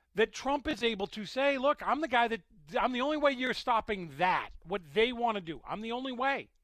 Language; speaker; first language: English; native; English